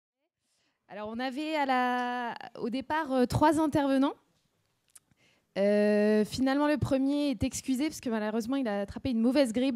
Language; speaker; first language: French; native; French